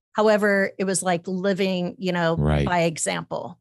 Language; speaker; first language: English; native; English